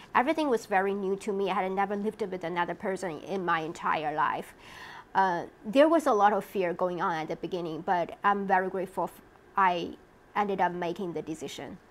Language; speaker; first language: English; non-native, fluent; Chinese